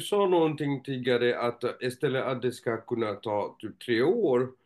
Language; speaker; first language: Swedish; non-native, fluent; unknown